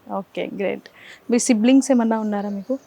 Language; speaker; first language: Telugu; native; Telugu